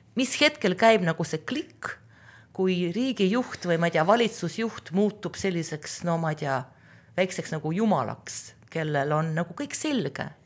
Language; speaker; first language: Estonian; non-native, local second language; Russian